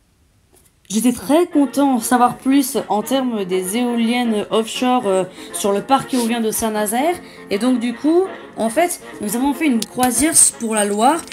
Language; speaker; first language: French; native; French